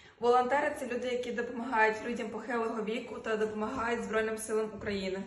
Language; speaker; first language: Ukrainian; native; Ukrainian